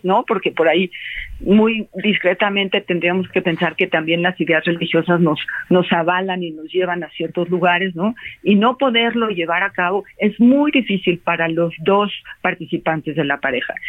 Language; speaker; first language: Spanish; native; Spanish